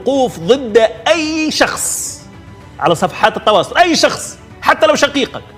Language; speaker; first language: Arabic; native; Arabic